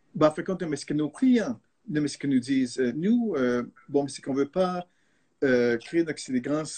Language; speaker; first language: French; native; French